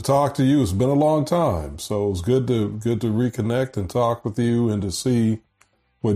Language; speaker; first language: English; native; English